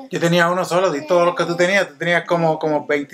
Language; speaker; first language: Spanish; native; Spanish